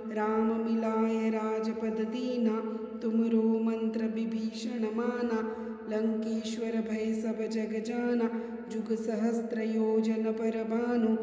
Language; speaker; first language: Hindi; non-native, local second language; Marathi